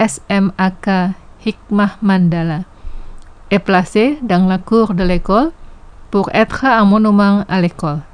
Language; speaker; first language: French; non-native, fluent; Indonesian